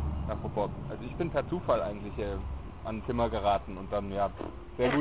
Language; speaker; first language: German; native; German